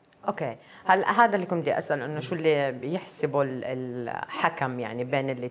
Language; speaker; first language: Arabic; native; Arabic